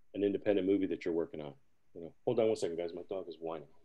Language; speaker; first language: English; early bilingual, other home language; Spanish